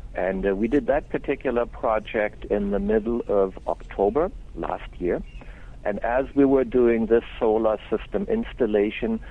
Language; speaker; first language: English; non-native, fluent; German